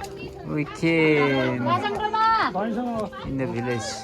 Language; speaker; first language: English; non-native, local second language; Nepali